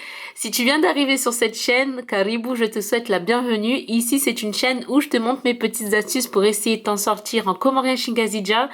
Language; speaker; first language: French; early bilingual, heritage; French